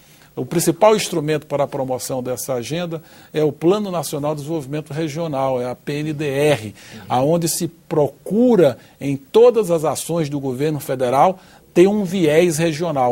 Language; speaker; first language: Portuguese; native; Portuguese